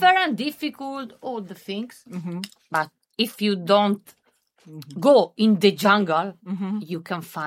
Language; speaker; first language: English; non-native, learner; Italian